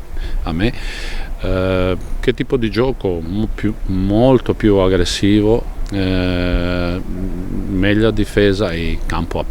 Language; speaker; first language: Italian; non-native, fluent; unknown